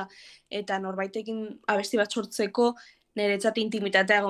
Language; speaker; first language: Basque; non-native, local second language; Spanish